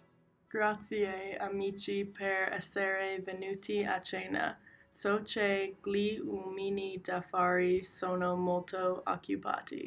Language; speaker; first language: Italian; non-native, learner; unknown